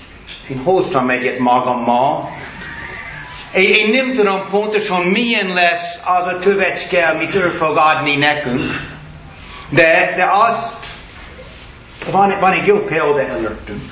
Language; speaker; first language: Hungarian; non-native, learner; English